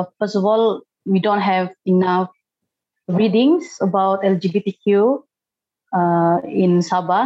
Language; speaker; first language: English; non-native, local second language; Malay